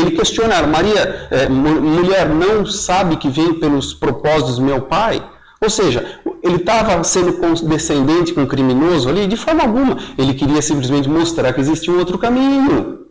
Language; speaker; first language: Portuguese; native; Portuguese